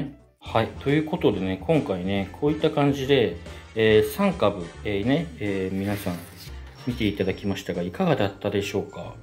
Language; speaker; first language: Japanese; native; Japanese